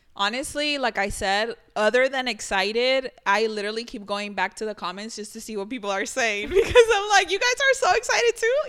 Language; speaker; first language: English; early bilingual, other home language; Spanish